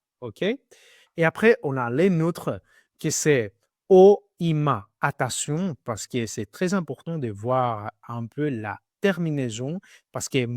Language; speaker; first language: French; non-native, learner; Greek